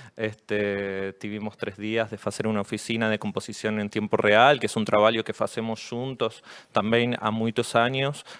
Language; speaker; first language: Portuguese; non-native, learner; Spanish